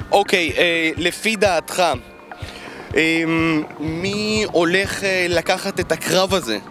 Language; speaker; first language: Hebrew; native; Hebrew